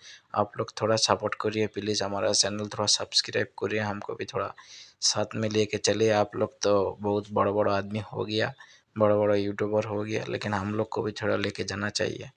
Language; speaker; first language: Hindi; non-native, learner; Bangla